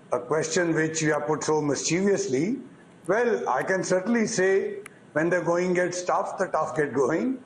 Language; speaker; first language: English; non-native, local second language; Punjabi